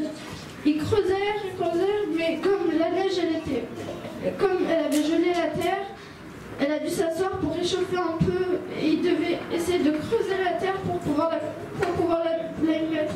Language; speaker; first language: French; early bilingual, other home language; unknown